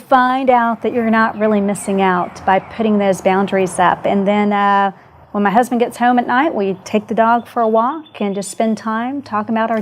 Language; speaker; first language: English; native; English